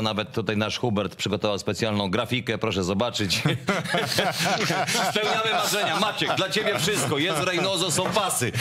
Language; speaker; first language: Polish; native; Polish